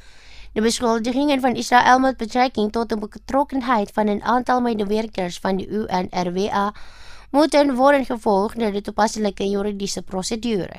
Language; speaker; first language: Dutch; non-native, learner; Indonesian